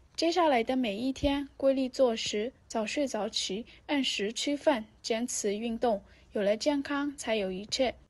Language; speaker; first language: Chinese; non-native, learner; Vietnamese